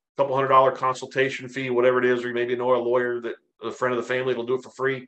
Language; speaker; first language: English; native; English